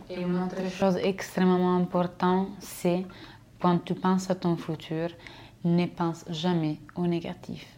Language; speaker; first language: French; non-native, fluent; Italian